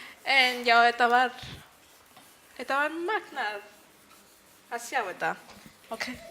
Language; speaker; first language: Icelandic; early bilingual, other home language; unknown